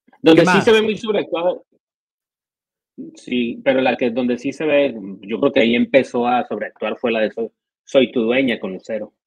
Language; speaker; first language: Spanish; native; Spanish